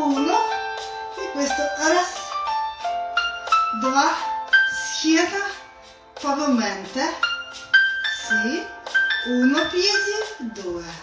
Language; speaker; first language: Italian; non-native, learner; Russian